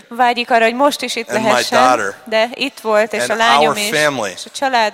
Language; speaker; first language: Hungarian; native; Hungarian